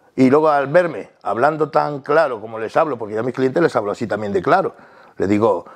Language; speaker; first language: Spanish; native; Spanish